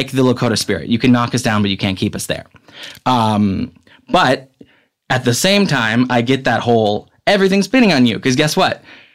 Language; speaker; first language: English; native; English